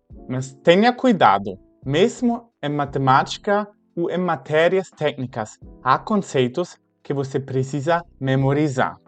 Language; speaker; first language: Portuguese; non-native, fluent; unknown